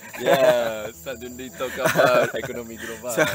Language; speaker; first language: English; non-native, learner; Japanese